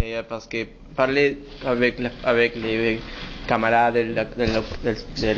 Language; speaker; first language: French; non-native, learner; Spanish